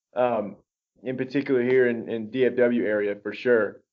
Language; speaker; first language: English; native; English